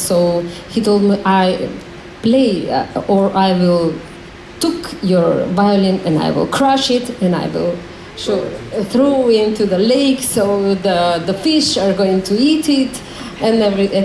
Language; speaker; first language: English; non-native, learner; Macedonian